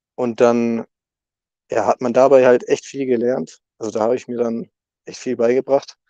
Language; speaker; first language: German; native; German